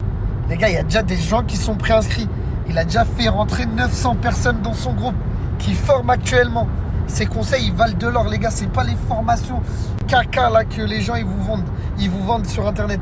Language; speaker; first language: French; native; French